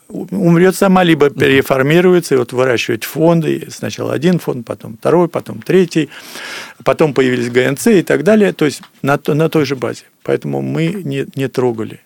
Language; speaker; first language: Russian; native; Russian